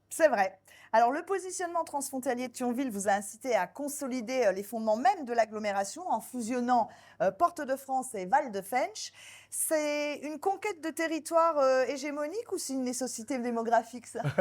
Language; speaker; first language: French; native; French